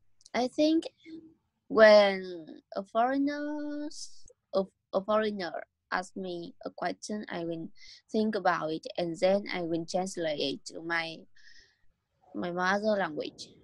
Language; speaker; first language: English; non-native, learner; Vietnamese